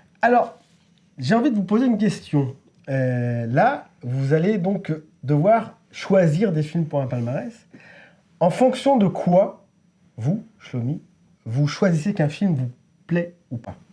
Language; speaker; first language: French; native; French